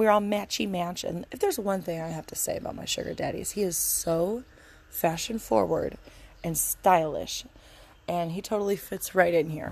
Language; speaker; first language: English; native; English